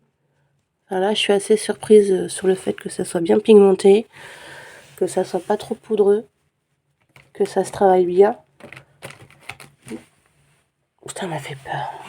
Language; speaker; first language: French; native; French